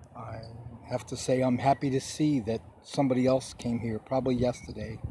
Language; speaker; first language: English; native; English